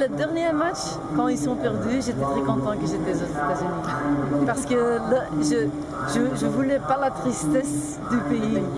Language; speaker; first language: French; non-native, local second language; Dutch